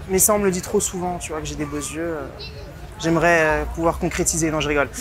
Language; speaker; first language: French; native; French